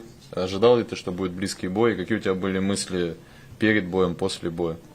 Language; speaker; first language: Russian; native; Russian